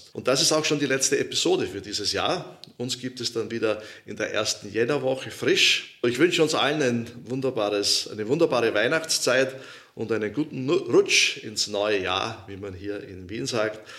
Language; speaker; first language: German; native; German